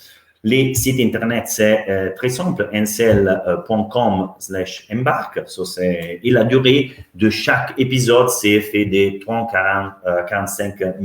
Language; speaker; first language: French; non-native, fluent; Italian